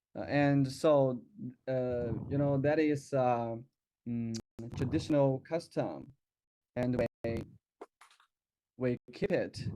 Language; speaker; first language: English; non-native, learner; Chinese